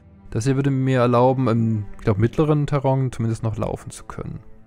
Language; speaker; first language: German; native; German